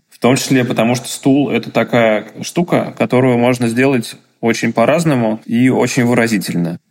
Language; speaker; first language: Russian; native; Russian